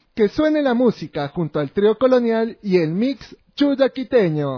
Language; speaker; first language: Spanish; native; Spanish